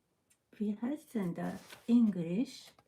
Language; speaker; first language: German; non-native, learner; Japanese